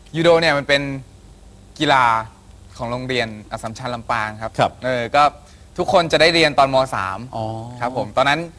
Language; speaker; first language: Thai; native; Thai